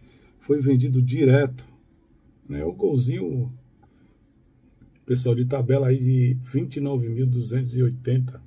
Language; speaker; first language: Portuguese; native; Portuguese